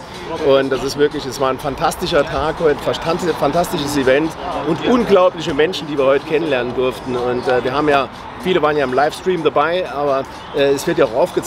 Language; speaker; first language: German; native; German